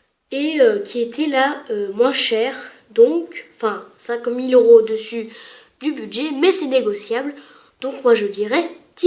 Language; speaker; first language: French; native; French